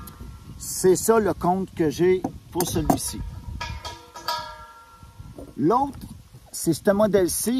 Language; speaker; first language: French; native; French